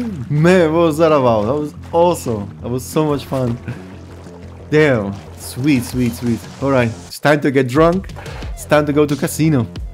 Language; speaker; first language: English; non-native, fluent; Slovak